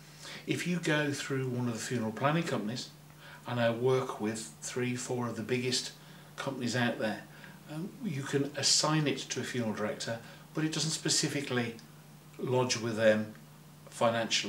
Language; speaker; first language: English; native; English